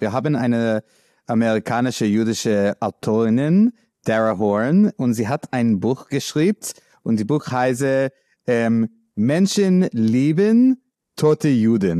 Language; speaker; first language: German; non-native, learner; English